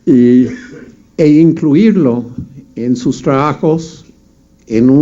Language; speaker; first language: Spanish; non-native, fluent; English